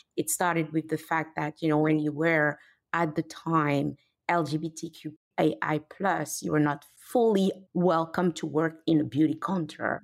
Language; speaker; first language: English; non-native, fluent; French